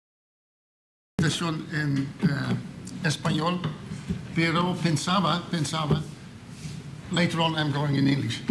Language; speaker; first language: Spanish; non-native, learner; Dutch